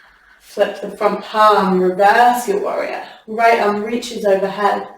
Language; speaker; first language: English; native; English